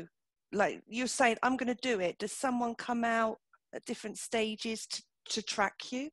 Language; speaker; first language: English; native; English